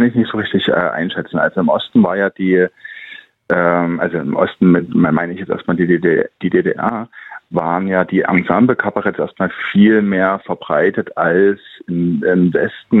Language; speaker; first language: German; native; German